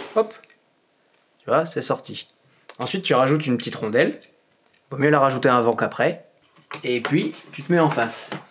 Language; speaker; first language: French; native; French